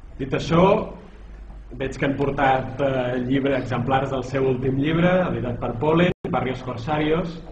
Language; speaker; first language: Catalan; native; Catalan